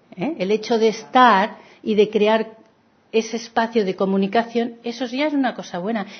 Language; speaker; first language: Spanish; non-native, local second language; Catalan